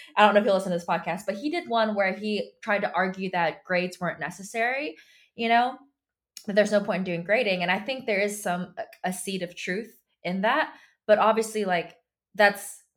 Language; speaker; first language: English; early bilingual, other home language; Chinese